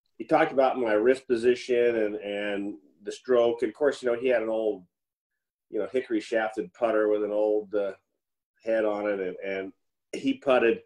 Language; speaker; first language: English; native; English